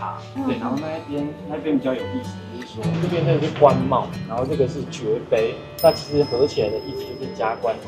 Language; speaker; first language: Chinese; native; Chinese